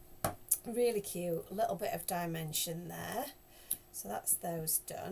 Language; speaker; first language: English; native; English